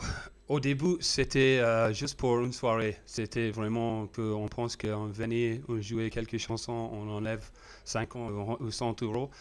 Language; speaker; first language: French; non-native, learner; English